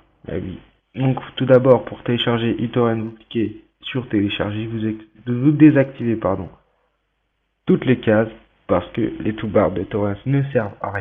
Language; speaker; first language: French; native; French